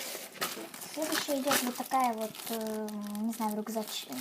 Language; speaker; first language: Russian; native; Russian